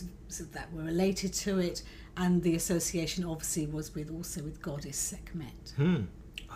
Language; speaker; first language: English; native; English